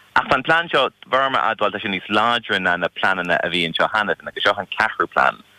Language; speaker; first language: Irish; non-native, local second language; English